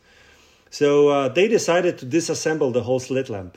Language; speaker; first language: English; non-native, fluent; Russian